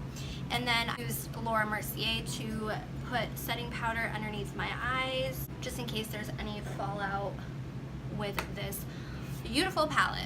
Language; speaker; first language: English; native; English